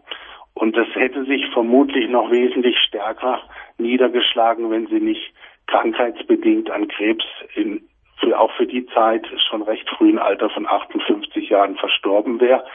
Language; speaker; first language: German; native; German